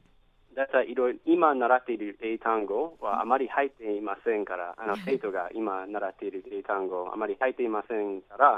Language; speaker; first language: Japanese; non-native, fluent; English